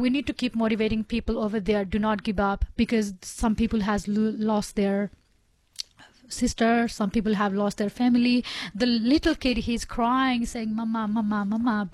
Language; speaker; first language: English; non-native, local second language; Nepali